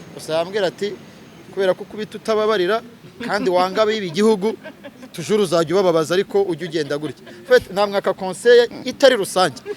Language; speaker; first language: Kinyarwanda; native; Kinyarwanda